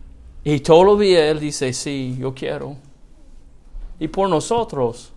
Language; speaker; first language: Spanish; non-native, learner; English